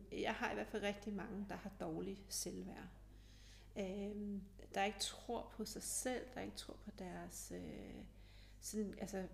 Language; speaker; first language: Danish; early bilingual, other home language; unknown